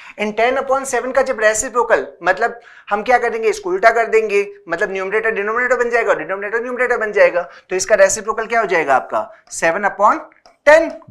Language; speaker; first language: Hindi; native; Hindi